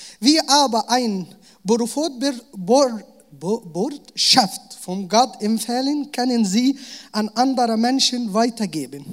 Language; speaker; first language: German; non-native, learner; Arabic